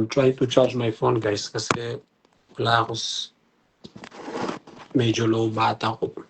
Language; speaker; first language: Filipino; non-native, learner; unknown